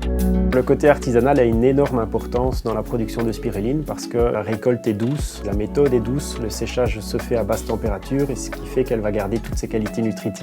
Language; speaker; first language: French; native; French